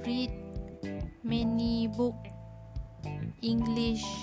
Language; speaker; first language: English; non-native, learner; Malay